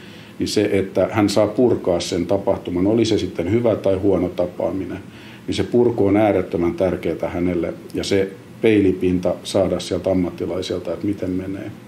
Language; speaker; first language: Finnish; native; Finnish